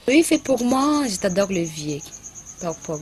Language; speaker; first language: French; non-native, learner; Malagasy